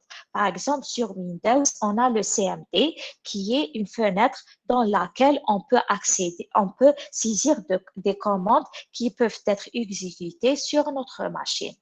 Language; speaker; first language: French; non-native, local second language; Arabic